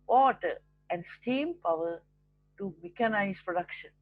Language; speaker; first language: English; non-native, local second language; Sinhala